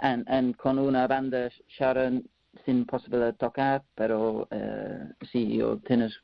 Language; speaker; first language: Spanish; non-native, learner; English